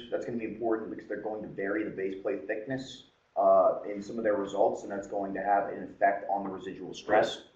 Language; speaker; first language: English; native; English